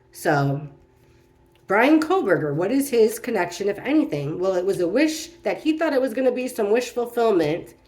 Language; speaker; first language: English; native; English